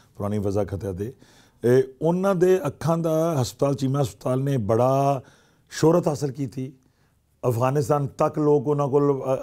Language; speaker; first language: Punjabi; native; Punjabi